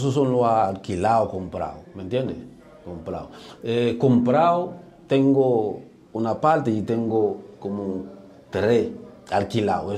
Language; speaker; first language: Spanish; native; Spanish